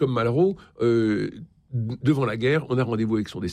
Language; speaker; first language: French; native; French